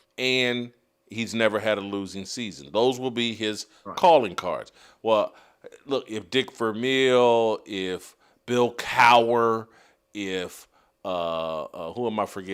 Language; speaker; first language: English; native; English